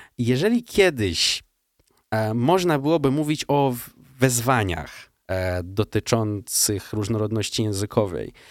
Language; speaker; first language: Polish; early bilingual, heritage; Russian